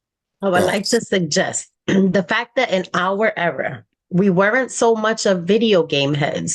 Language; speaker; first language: English; native; English